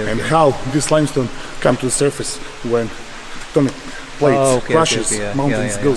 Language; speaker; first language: English; non-native, learner; Serbian